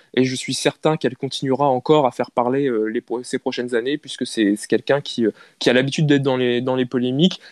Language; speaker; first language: French; native; French